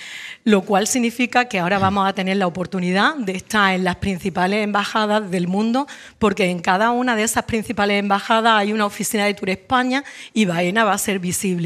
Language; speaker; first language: Spanish; native; Spanish